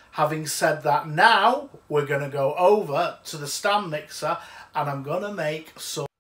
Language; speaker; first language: English; native; English